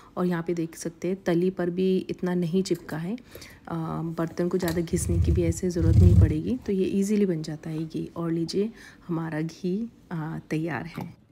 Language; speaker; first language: Hindi; native; Hindi